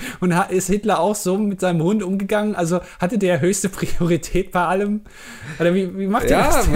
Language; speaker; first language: German; native; German